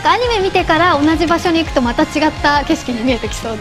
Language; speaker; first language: Japanese; native; Japanese